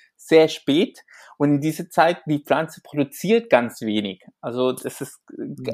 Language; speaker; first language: German; non-native, fluent; Spanish